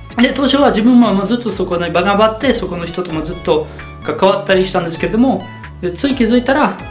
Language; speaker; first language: Japanese; non-native, fluent; German